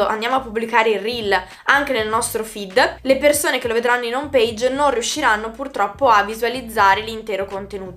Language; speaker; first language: Italian; native; Italian